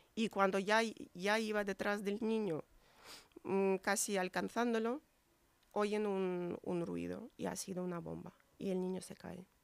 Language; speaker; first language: Spanish; non-native, fluent; Ukrainian